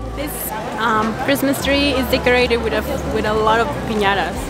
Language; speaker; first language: English; non-native, fluent; Spanish